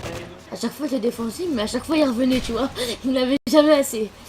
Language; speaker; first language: French; native; French